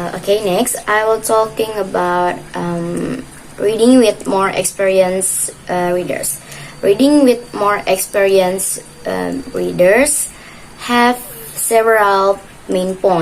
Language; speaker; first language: English; non-native, learner; Indonesian